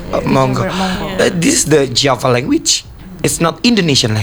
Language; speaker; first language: English; non-native, learner; Indonesian